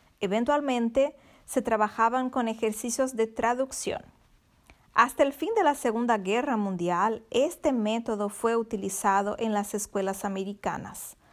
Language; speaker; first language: Spanish; non-native, fluent; Portuguese